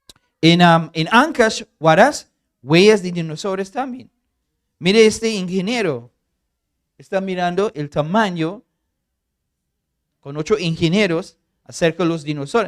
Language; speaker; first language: Spanish; non-native, fluent; English